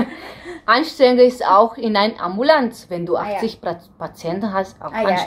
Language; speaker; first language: German; non-native, fluent; Romanian